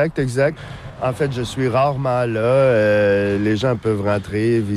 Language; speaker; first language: French; native; French